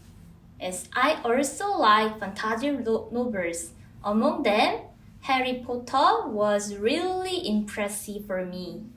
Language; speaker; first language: English; non-native, fluent; Korean